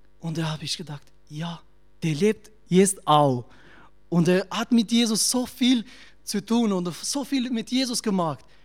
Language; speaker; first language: German; non-native, learner; Albanian